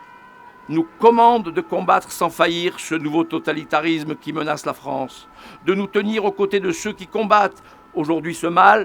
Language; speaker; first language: French; native; French